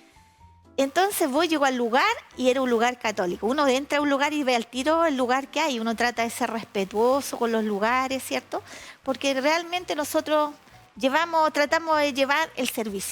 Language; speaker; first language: Spanish; native; Spanish